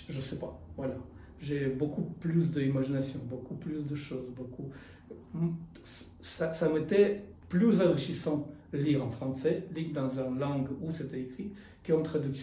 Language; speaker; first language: French; non-native, fluent; Russian